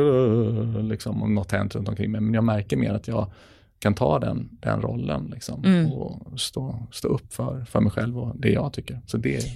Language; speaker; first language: Swedish; native; Swedish